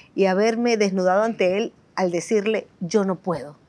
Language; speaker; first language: Spanish; native; Spanish